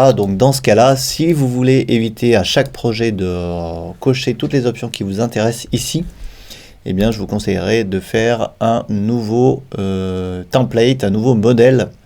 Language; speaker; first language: French; native; French